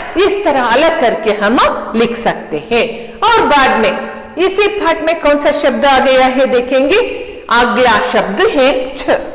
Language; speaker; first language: Hindi; non-native, local second language; Kannada